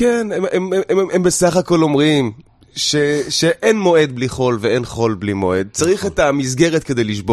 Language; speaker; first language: Hebrew; native; Hebrew